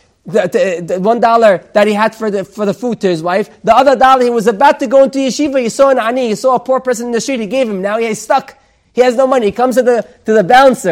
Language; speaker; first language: English; native; English